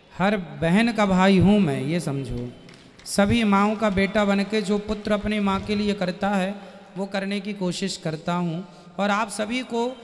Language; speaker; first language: Hindi; native; Hindi